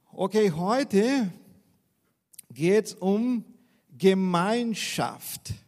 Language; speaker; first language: German; non-native, fluent; Portuguese